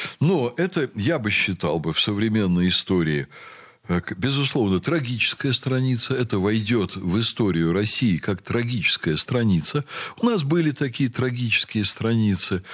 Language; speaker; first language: Russian; native; Russian